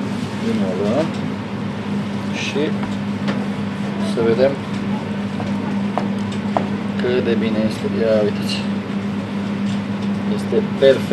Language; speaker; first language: Romanian; native; Romanian